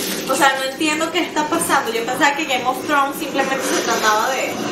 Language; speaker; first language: Spanish; native; Spanish